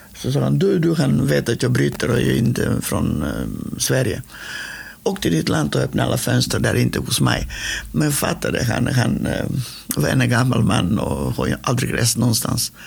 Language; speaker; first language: Swedish; non-native, fluent; Macedonian